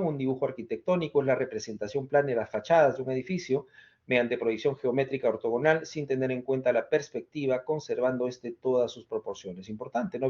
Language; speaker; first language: Spanish; native; Spanish